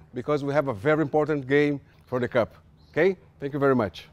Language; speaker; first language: English; non-native, fluent; Portuguese